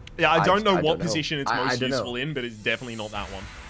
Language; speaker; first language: English; native; English